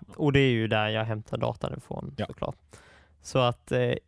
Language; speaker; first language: Swedish; native; Swedish